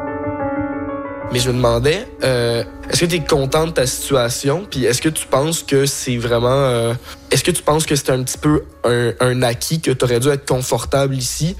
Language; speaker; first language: French; native; French